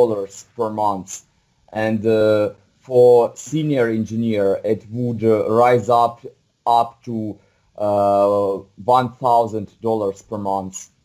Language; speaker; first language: English; non-native, fluent; Russian